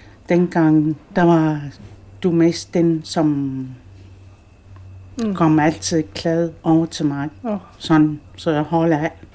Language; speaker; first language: Danish; non-native, local second language; Kalaallisut